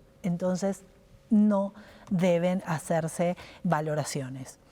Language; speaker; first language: Spanish; native; Spanish